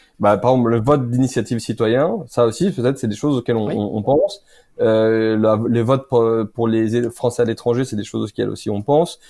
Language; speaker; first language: French; native; French